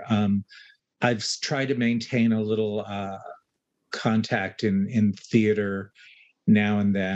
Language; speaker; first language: English; native; English